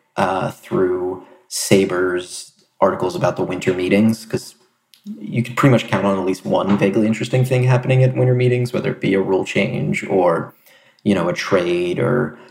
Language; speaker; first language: English; native; English